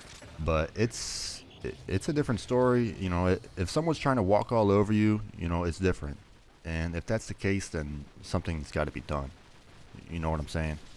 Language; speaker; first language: English; native; English